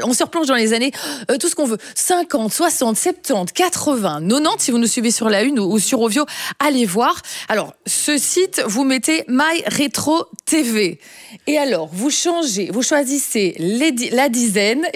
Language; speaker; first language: French; native; French